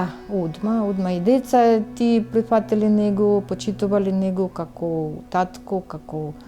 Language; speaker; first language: Macedonian; non-native, learner; Russian